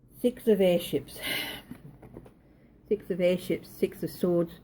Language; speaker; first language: English; native; English